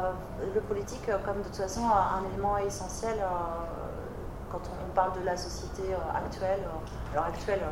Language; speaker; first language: French; native; French